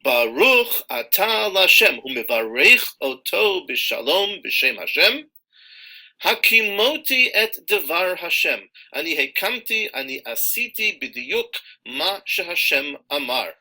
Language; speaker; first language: Hebrew; non-native, fluent; English